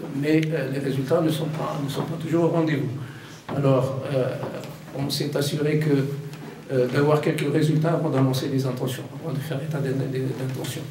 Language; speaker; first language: French; non-native, local second language; Arabic